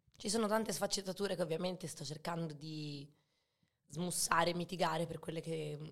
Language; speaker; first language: Italian; early bilingual, other home language; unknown